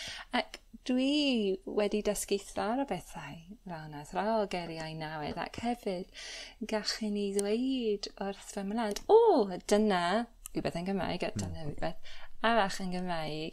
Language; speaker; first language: Welsh; non-native, learner; English